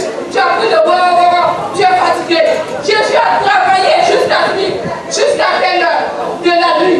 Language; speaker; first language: French; non-native, local second language; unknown